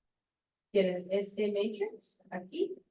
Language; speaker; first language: Spanish; non-native, learner; English